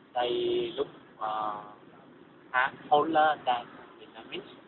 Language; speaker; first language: English; non-native, learner; Vietnamese